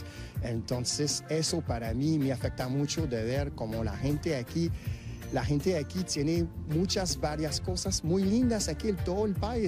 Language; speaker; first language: Spanish; non-native, fluent; French